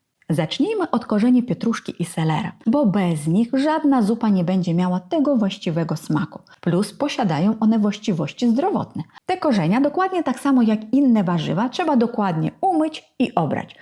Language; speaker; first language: Polish; non-native, fluent; Ukrainian